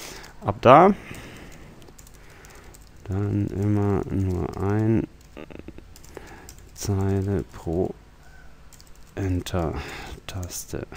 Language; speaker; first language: German; native; German